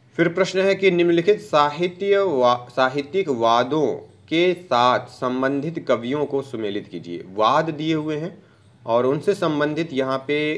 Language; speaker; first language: Hindi; native; Hindi